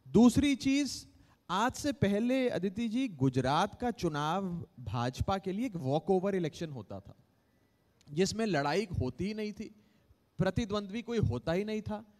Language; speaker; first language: Hindi; native; Hindi